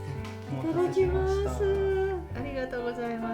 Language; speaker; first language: Japanese; native; Japanese